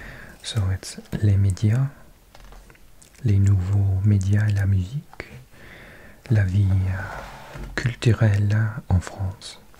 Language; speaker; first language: French; non-native, learner; English